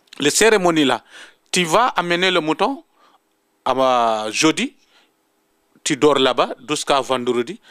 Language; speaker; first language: French; non-native, local second language; Fula